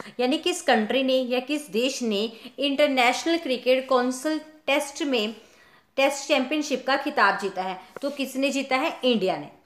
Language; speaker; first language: Hindi; non-native, local second language; Punjabi